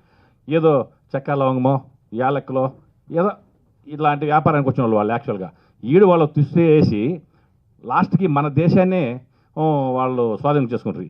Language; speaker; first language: Telugu; native; Telugu